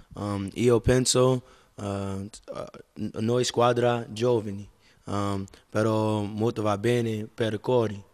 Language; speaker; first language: Italian; non-native, learner; English